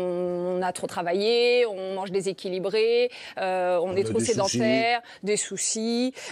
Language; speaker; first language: French; native; French